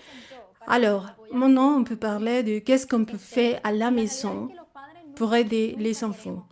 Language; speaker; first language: French; non-native, fluent; Spanish